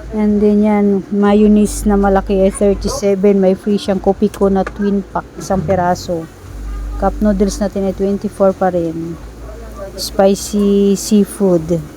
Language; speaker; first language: Filipino; non-native, local second language; Cebuano